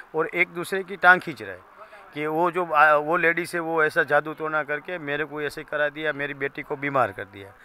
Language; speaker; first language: Hindi; non-native, local second language; Gujarati